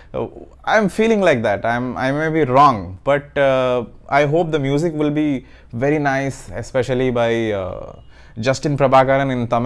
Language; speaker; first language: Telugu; non-native, learner; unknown